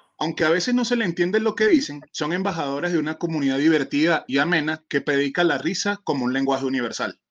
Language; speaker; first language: Spanish; native; Spanish